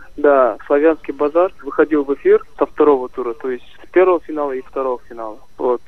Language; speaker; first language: Russian; non-native, local second language; Kazakh